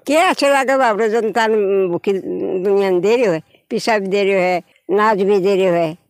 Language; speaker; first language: Hindi; native; Hindi